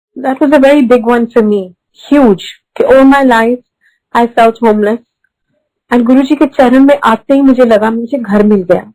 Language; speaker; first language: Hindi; early bilingual, heritage; Hindi